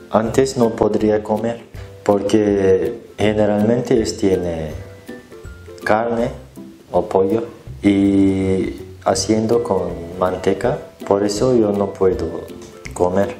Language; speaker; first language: Spanish; non-native, learner; Turkish